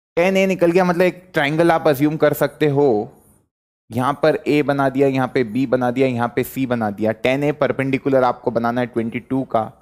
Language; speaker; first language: Hindi; native; Hindi